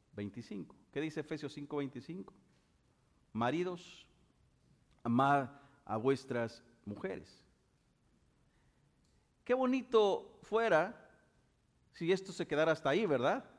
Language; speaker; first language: Spanish; native; Spanish